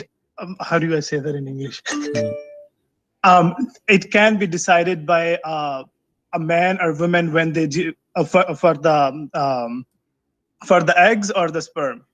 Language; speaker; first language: English; non-native, fluent; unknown